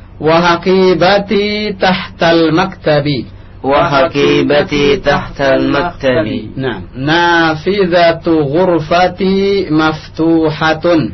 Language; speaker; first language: Arabic; non-native, fluent; Indonesian